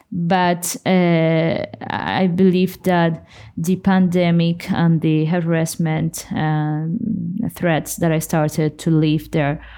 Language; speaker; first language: English; non-native, fluent; Spanish